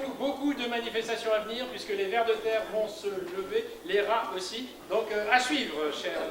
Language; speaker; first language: French; native; French